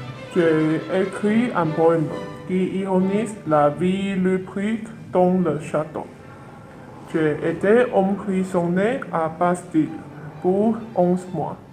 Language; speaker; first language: French; non-native, learner; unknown